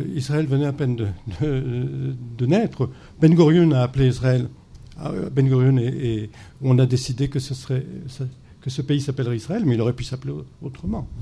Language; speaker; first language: French; early bilingual, other home language; Arabic